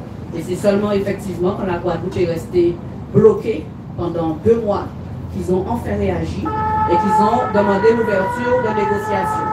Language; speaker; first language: French; native; French